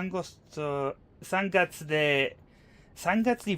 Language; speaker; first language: Japanese; non-native, learner; English